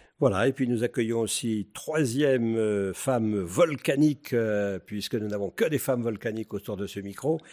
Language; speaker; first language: French; native; French